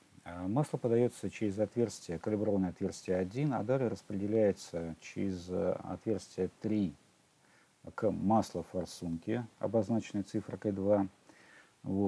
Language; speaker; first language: Russian; native; Russian